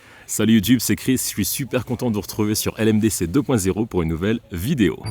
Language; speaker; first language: French; native; French